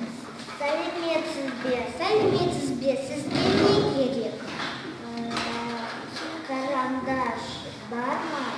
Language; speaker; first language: Kazakh; non-native, local second language; Russian